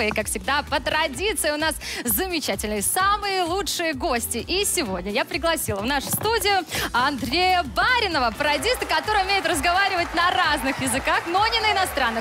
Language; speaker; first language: Russian; native; Russian